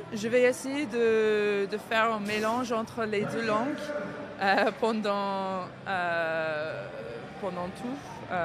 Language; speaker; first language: French; non-native, learner; English